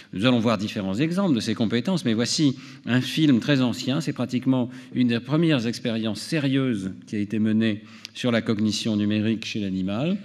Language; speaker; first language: French; native; French